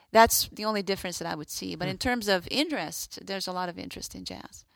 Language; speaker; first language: English; non-native, fluent; Hungarian